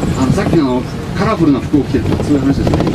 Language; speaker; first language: Japanese; native; Japanese